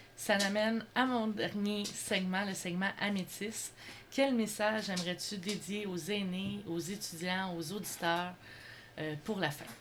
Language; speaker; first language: French; native; French